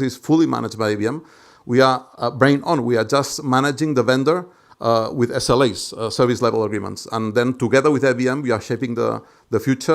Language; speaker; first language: English; non-native, fluent; Catalan